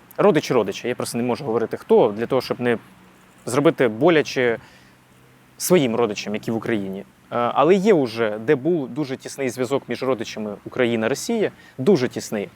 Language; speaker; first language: Ukrainian; non-native, local second language; Russian